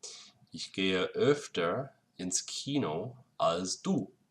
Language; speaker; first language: German; non-native, fluent; English